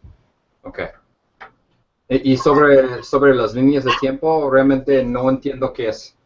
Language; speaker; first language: Spanish; non-native, fluent; English